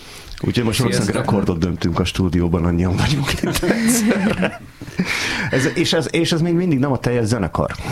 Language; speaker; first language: Hungarian; native; Hungarian